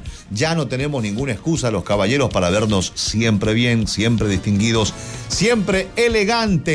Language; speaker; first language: Spanish; native; Spanish